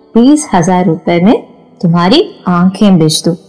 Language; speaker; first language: Hindi; non-native, local second language; Malayalam